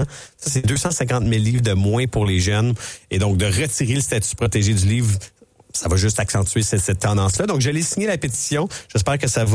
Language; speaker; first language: French; native; French